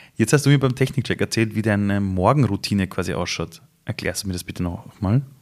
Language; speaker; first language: German; early bilingual, other home language; Persian